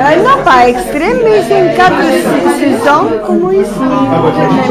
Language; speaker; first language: French; non-native, learner; Bulgarian